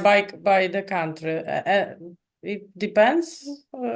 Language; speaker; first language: English; non-native, fluent; Polish